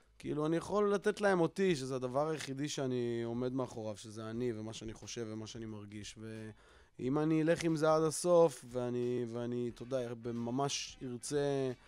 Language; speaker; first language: Hebrew; native; Hebrew